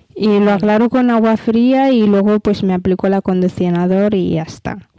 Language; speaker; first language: Spanish; early bilingual, other home language; Amharic